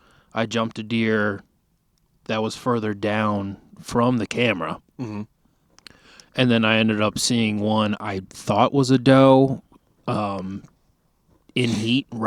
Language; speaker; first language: English; native; English